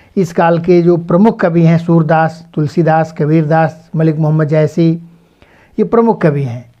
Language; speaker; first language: Hindi; native; Hindi